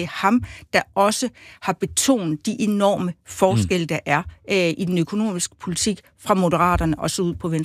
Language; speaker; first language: Danish; native; Danish